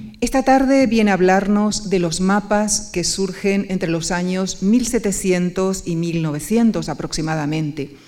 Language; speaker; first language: Spanish; native; Spanish